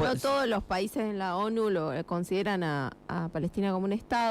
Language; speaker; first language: Spanish; native; Spanish